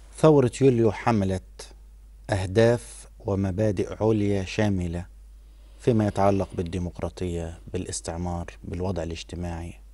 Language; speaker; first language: Arabic; native; Arabic